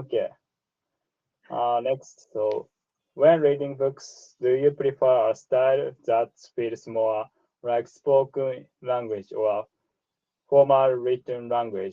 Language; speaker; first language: English; non-native, learner; Japanese